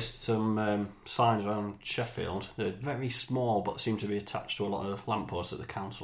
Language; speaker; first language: English; native; English